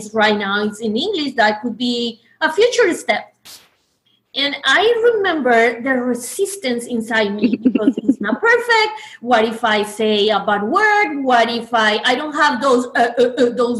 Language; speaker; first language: English; non-native, fluent; Spanish